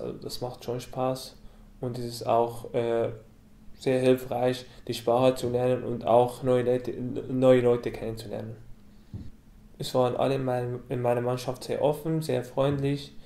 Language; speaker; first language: German; non-native, fluent; Arabic